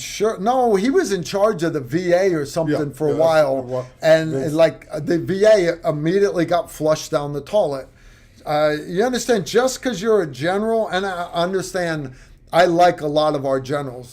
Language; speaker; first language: English; native; English